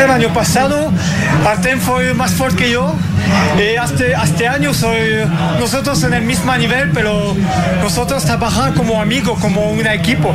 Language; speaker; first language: Portuguese; non-native, learner; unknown